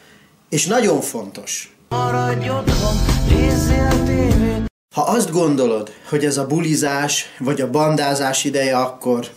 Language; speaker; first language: Hungarian; native; Hungarian